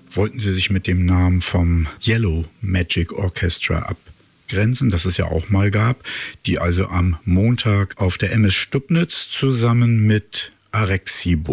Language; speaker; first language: German; native; German